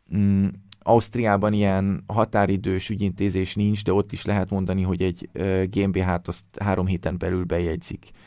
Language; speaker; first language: Hungarian; early bilingual, heritage; Hungarian